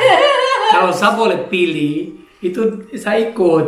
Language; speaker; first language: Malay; non-native, fluent; German